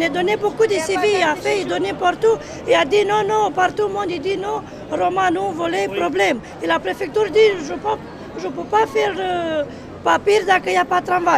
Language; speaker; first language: French; non-native, learner; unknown